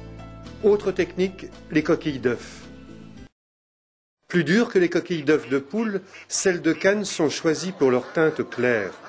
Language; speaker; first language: French; native; French